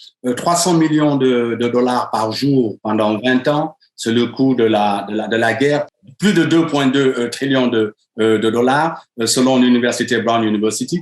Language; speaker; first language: French; native; French